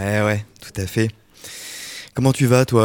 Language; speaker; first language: French; native; French